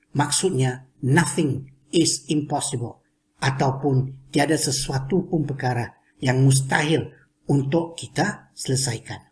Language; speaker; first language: Malay; non-native, local second language; Chinese